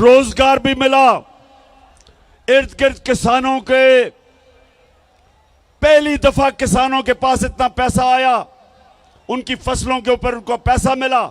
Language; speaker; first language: Urdu; native; Urdu